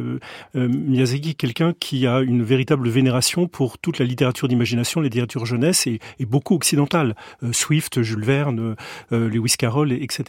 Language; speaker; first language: French; native; French